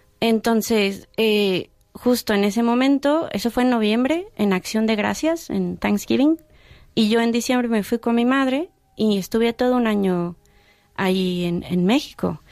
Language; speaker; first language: Spanish; early bilingual, heritage; Spanish